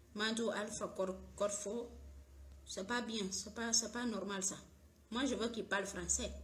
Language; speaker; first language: French; non-native, local second language; Fula